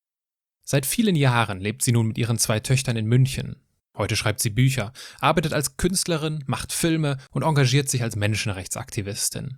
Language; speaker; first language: German; native; German